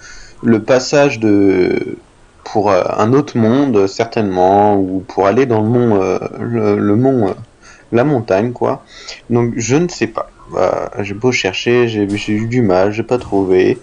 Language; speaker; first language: French; native; French